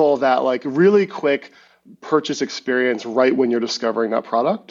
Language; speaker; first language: English; native; English